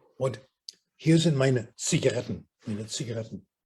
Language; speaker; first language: German; non-native, learner; English